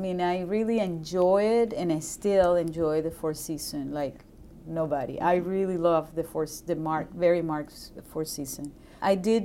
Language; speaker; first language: English; non-native, fluent; Spanish